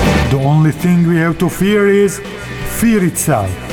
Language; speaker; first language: English; non-native, fluent; Turkish